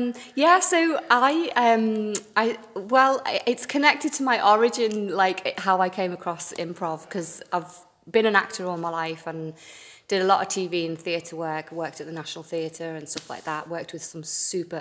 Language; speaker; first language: English; native; English